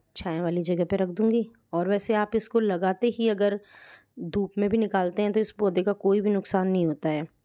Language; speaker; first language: Hindi; native; Hindi